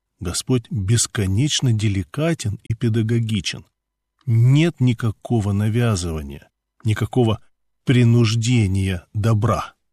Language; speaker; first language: Russian; native; Russian